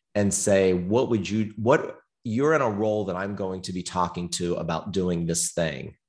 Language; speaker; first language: English; native; English